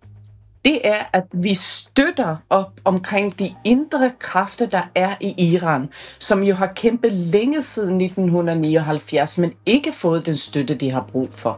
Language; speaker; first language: Danish; non-native, fluent; Persian